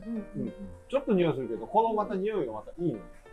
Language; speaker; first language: Japanese; native; Japanese